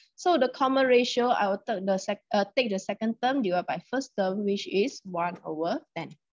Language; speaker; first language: English; non-native, local second language; Chinese